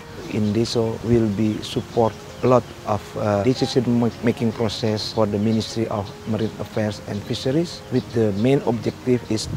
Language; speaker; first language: English; non-native, learner; Indonesian